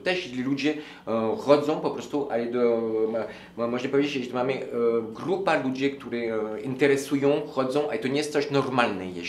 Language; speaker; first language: Polish; non-native, learner; French